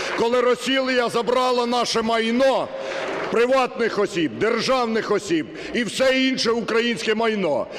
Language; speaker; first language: Ukrainian; native; Ukrainian